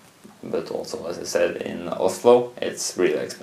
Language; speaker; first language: English; non-native, fluent; Norwegian